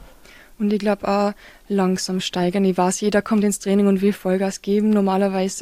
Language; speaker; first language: German; native; German